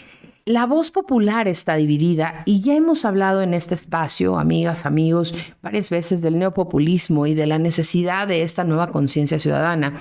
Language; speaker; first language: Spanish; native; Spanish